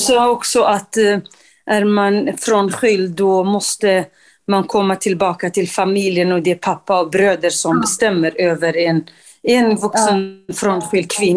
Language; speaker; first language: Swedish; non-native, fluent; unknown